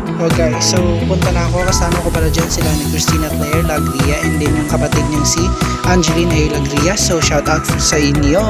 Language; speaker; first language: Filipino; non-native, local second language; Cebuano